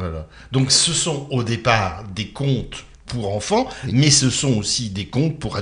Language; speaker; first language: French; native; French